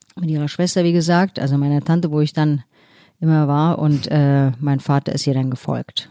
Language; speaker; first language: German; native; German